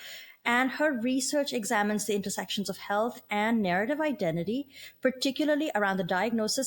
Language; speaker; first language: English; native; English